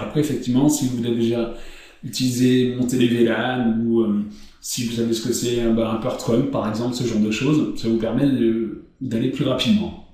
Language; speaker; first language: French; native; French